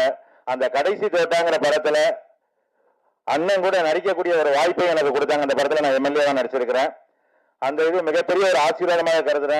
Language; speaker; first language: Tamil; native; Tamil